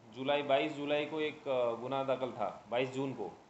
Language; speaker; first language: Hindi; non-native, local second language; Marathi